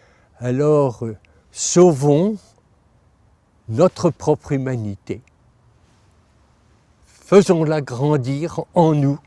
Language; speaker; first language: French; native; French